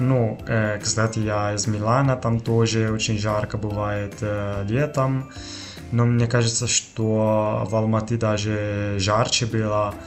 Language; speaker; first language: Russian; non-native, fluent; Italian